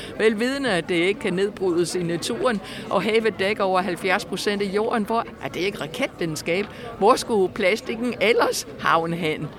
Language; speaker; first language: Danish; non-native, fluent; English